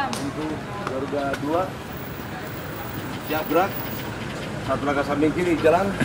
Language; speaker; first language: Indonesian; native; Indonesian